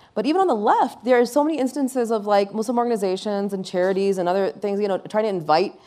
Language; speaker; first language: English; early bilingual, other home language; Urdu